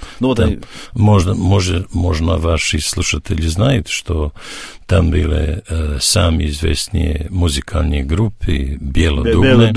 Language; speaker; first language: Russian; non-native, learner; Serbian